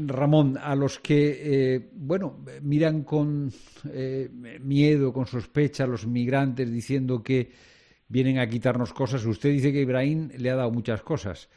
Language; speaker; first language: Spanish; native; Spanish